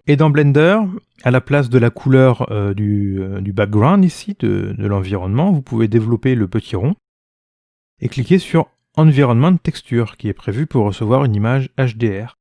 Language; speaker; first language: French; native; French